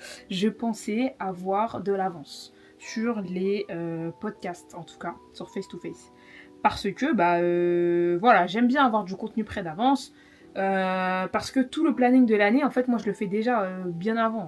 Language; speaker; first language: French; native; French